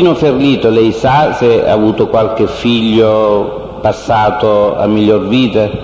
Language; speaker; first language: Italian; native; Italian